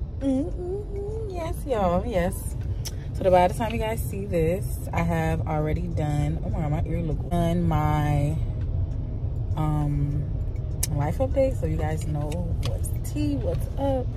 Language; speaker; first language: English; native; English